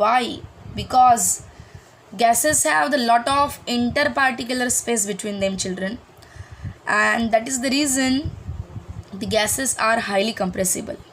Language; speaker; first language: English; non-native, local second language; Hindi